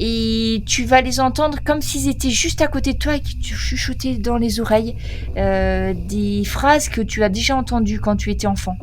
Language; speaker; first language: French; native; French